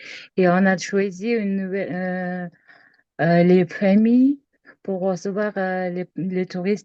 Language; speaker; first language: French; non-native, learner; Mongolian